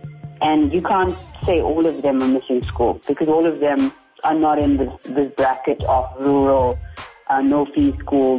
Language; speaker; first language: English; native; English